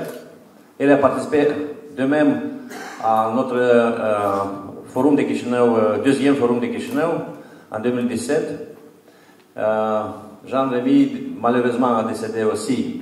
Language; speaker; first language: French; non-native, fluent; Romanian